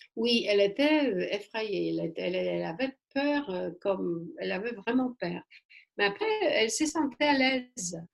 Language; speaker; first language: French; non-native, fluent; Polish